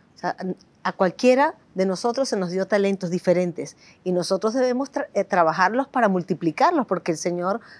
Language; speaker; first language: Spanish; native; Spanish